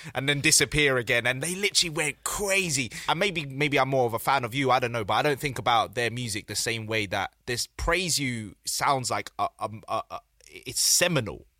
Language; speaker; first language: English; native; English